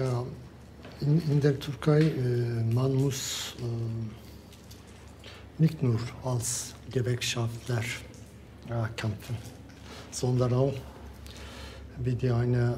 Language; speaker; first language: German; non-native, learner; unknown